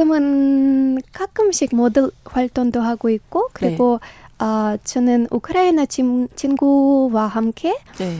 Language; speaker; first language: Korean; non-native, learner; Ukrainian